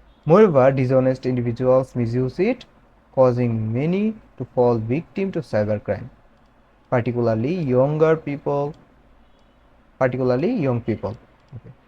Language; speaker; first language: English; non-native, local second language; Bangla